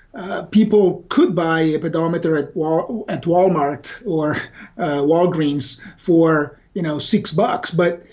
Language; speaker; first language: English; non-native, fluent; Italian